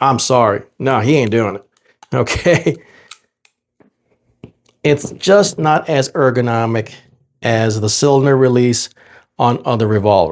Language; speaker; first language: English; native; English